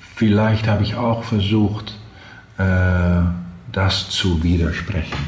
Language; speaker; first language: German; non-native, learner; Dutch